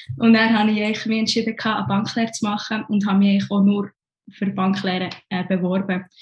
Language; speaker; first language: German; early bilingual, other home language; Arabic